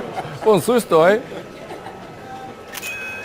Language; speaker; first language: Spanish; non-native, fluent; Portuguese